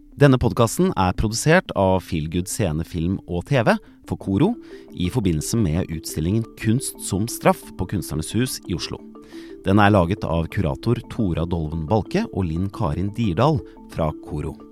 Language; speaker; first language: Norwegian; native; Norwegian